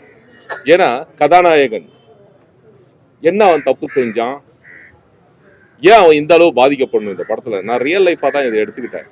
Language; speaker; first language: Tamil; native; Tamil